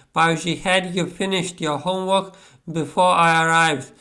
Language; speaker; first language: English; non-native, fluent; Lithuanian